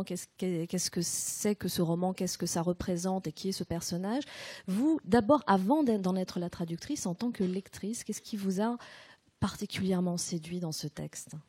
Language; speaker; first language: French; native; French